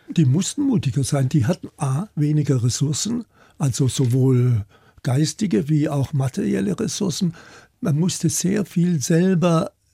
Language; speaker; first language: German; native; German